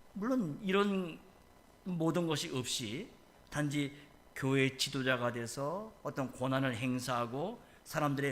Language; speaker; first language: Korean; native; Korean